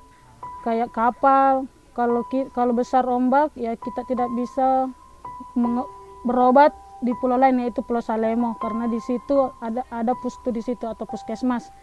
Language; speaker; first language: Indonesian; non-native, local second language; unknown